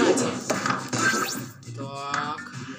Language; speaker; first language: Russian; native; Russian